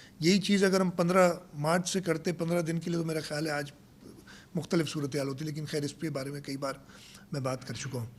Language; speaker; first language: Urdu; non-native, local second language; Sindhi